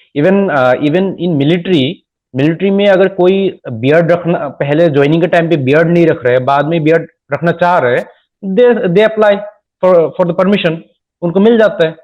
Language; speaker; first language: Hindi; non-native, local second language; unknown